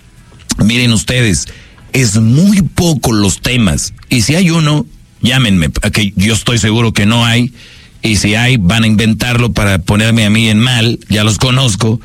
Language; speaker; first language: Spanish; native; Spanish